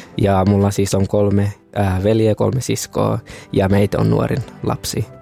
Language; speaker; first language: Finnish; early bilingual, other home language; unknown